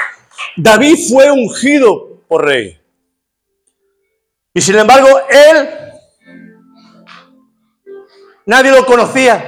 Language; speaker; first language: Spanish; native; Spanish